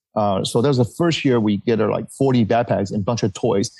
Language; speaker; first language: English; early bilingual, other home language; Chinese